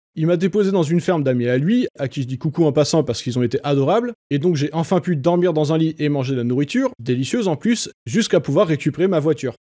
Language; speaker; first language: French; native; French